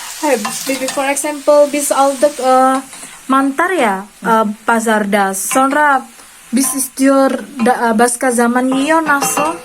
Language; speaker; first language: Turkish; non-native, learner; Indonesian